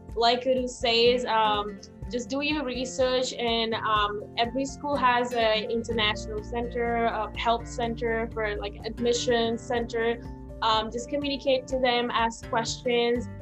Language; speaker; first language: English; non-native, local second language; Sinhala